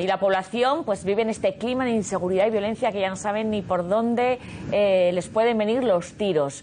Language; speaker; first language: Spanish; native; Spanish